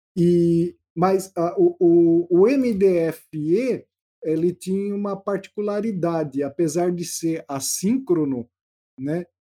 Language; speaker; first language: Portuguese; native; Portuguese